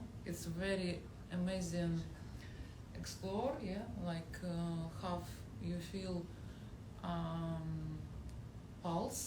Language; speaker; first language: English; non-native, learner; Russian